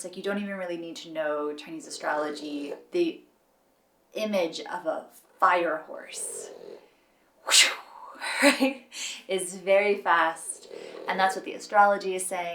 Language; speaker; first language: English; native; English